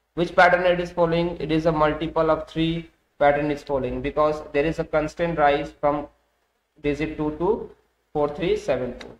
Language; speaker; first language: English; non-native, local second language; Hindi